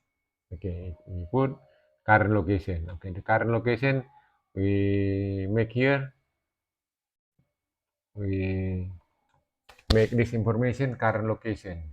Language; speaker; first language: English; non-native, learner; Indonesian